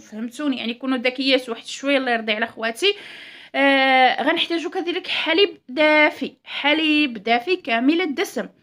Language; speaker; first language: Arabic; native; Arabic